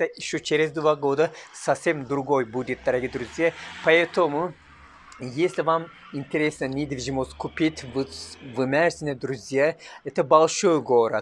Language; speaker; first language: Russian; non-native, learner; Turkish